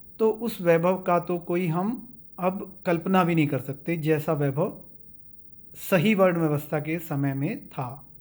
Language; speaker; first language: Hindi; native; Hindi